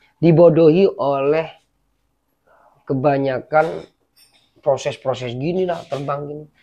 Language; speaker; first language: Indonesian; native; Indonesian